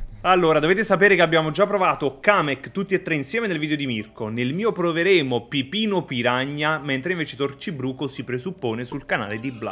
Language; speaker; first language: Italian; native; Italian